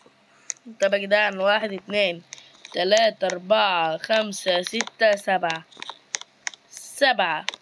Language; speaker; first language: Arabic; native; Arabic